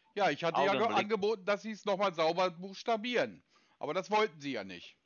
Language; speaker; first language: German; native; German